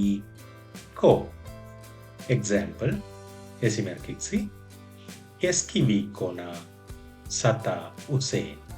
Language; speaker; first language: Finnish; non-native, fluent; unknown